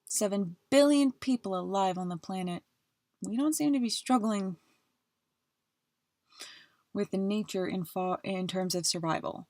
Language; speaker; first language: English; native; English